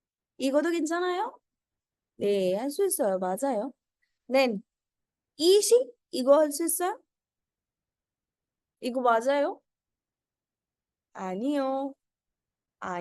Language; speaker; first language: Korean; non-native, fluent; Hindi